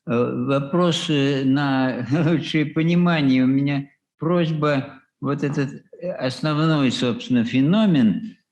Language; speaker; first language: Russian; native; Russian